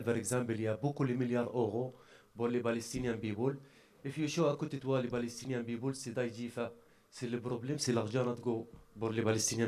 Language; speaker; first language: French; non-native, learner; Arabic